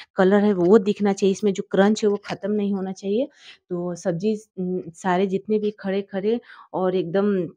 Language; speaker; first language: Hindi; native; Hindi